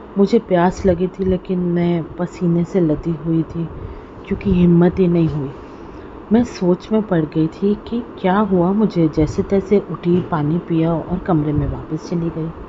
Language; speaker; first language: Hindi; non-native, local second language; Punjabi